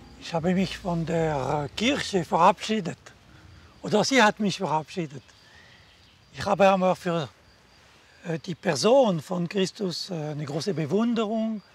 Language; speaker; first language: German; non-native, local second language; French